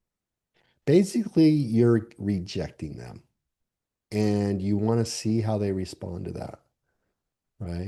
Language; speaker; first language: English; native; English